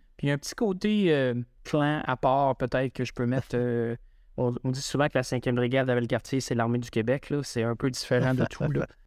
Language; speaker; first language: French; native; French